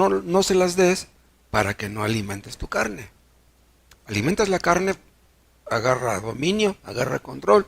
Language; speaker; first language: Spanish; native; Spanish